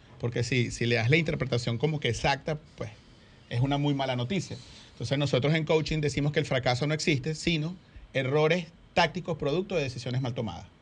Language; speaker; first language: Spanish; native; Spanish